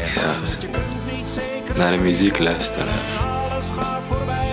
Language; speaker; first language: Dutch; non-native, learner; Arabic